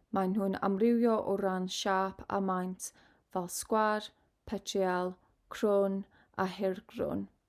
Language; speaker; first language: Welsh; non-native, local second language; English